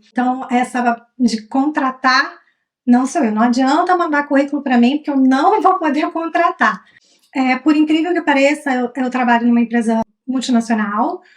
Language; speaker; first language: Portuguese; native; Portuguese